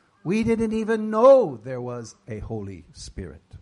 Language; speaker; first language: English; native; English